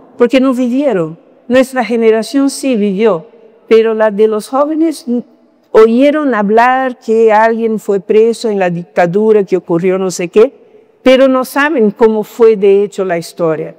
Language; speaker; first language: Spanish; non-native, fluent; Portuguese